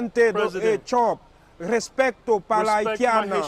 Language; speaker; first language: Spanish; non-native, learner; Haitian Creole